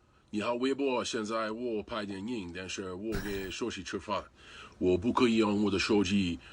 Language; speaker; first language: Chinese; non-native, learner; English